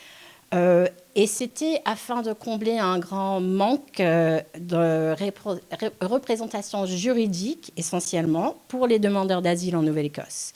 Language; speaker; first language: French; non-native, local second language; English